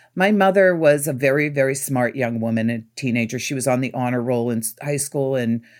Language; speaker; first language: English; native; English